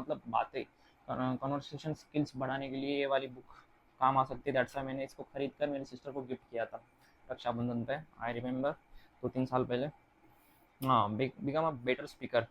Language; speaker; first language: Hindi; non-native, local second language; Marathi